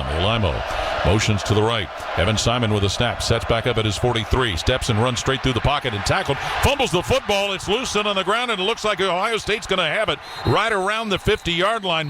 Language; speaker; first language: English; native; English